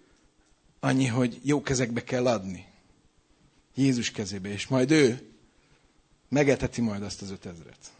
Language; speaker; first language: Hungarian; native; Hungarian